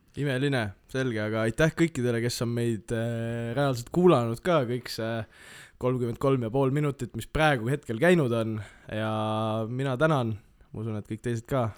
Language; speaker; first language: Estonian; native; Estonian